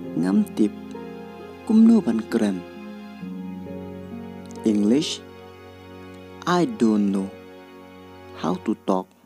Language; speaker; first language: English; non-native, local second language; Khasi